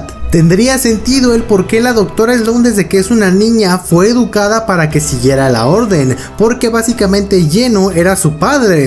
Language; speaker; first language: Spanish; native; Spanish